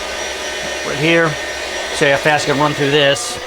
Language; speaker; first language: English; native; English